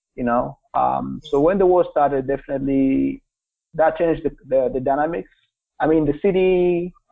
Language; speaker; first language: English; non-native, local second language; Kinyarwanda